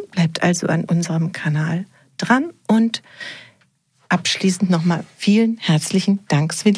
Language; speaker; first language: German; native; German